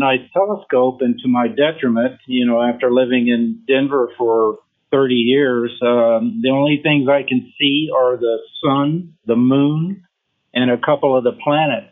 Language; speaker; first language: English; early bilingual, other home language; French